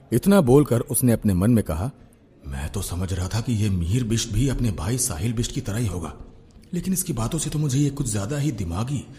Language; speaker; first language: Hindi; native; Hindi